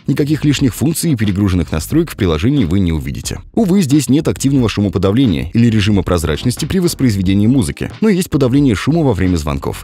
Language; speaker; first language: Russian; native; Russian